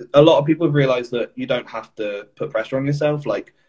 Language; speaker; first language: English; native; English